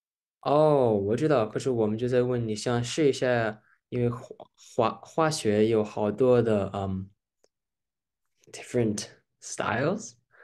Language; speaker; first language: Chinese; early bilingual, heritage; English